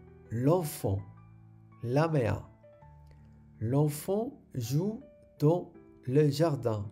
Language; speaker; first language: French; non-native, fluent; Sinhala